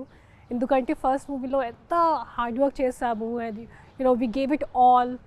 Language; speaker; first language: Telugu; non-native, local second language; Hindi